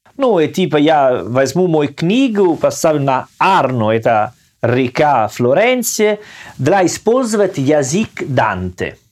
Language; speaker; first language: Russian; non-native, learner; Italian